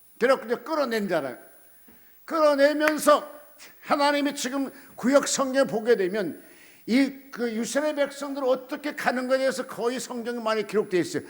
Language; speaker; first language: Korean; native; Korean